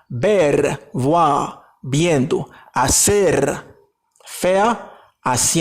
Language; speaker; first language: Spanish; non-native, fluent; Haitian Creole